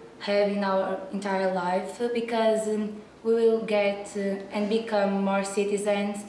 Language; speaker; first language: English; non-native, learner; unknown